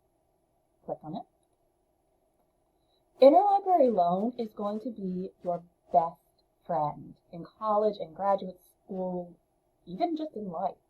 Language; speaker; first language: English; native; English